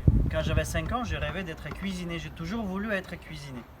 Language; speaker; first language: French; non-native, fluent; Bulgarian